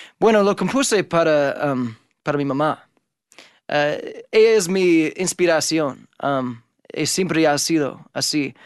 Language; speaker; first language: Spanish; non-native, fluent; English